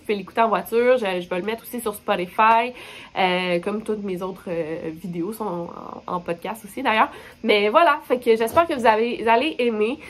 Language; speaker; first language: French; native; French